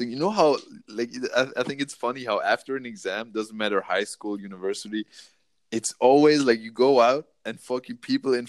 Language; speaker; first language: English; non-native, fluent; German